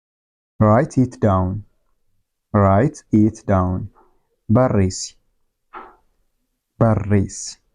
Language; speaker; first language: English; non-native, local second language; Oromo